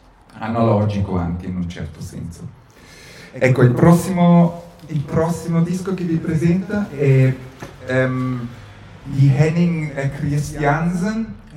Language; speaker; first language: Italian; native; Italian